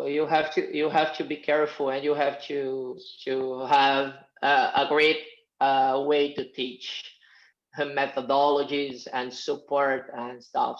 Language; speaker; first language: English; non-native, fluent; Portuguese